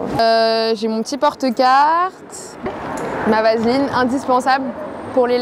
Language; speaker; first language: French; native; French